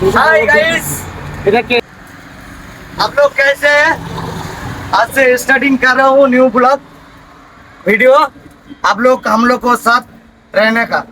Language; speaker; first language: Hindi; non-native, local second language; Bangla